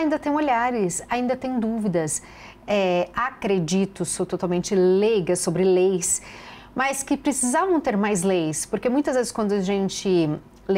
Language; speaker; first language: Portuguese; native; Portuguese